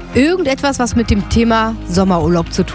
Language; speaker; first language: German; native; German